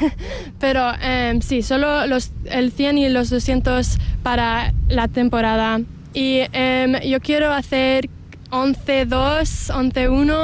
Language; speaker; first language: Spanish; early bilingual, heritage; English